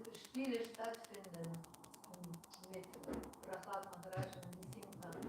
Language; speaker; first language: German; non-native, fluent; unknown